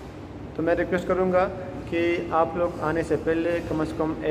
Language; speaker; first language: Hindi; non-native, local second language; Pashto